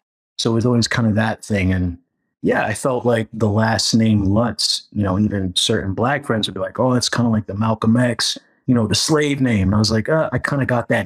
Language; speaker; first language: English; native; English